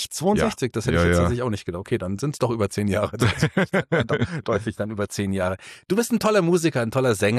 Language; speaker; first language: German; native; German